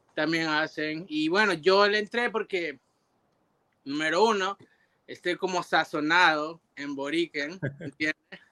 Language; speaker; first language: Spanish; early bilingual, heritage; Spanish